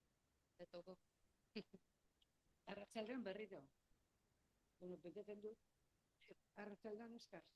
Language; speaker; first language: Basque; non-native, local second language; Spanish